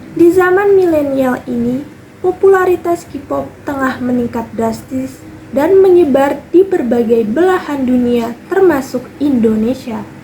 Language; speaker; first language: Indonesian; native; Indonesian